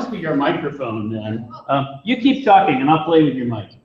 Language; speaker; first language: English; native; English